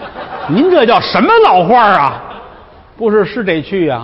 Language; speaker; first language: Chinese; native; Chinese